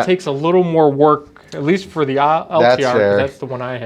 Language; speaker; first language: English; native; English